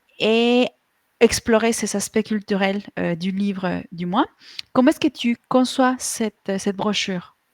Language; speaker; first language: French; non-native, fluent; Spanish